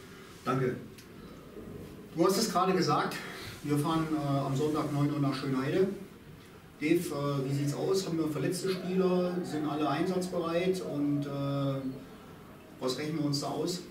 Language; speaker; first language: German; native; German